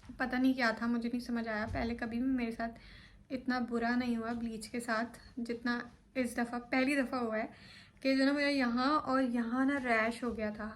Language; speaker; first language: Urdu; native; Urdu